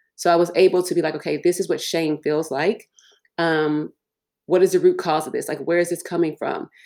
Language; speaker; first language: English; early bilingual, other home language; Yoruba